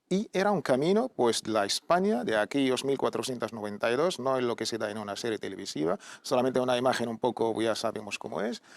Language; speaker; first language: Spanish; non-native, fluent; Arabic